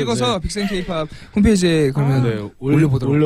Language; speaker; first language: Korean; native; Korean